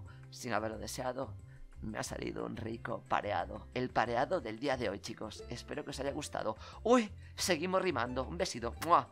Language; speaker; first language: Spanish; native; Spanish